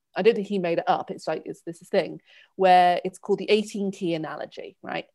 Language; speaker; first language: English; native; English